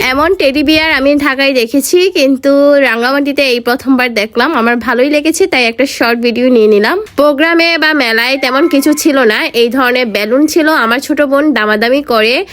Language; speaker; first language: Bangla; non-native, local second language; Marma